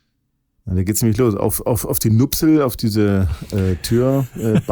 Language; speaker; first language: German; native; German